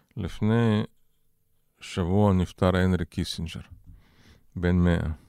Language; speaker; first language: Hebrew; non-native, fluent; Russian